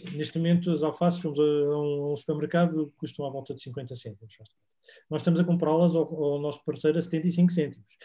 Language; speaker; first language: Portuguese; native; Portuguese